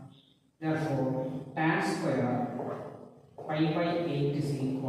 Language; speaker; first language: Malayalam; native; Malayalam